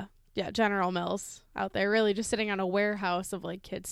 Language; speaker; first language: English; native; English